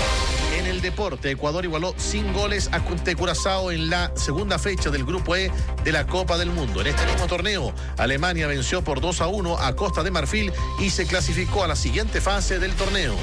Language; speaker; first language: Spanish; native; Spanish